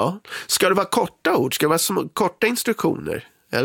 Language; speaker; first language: Swedish; native; Swedish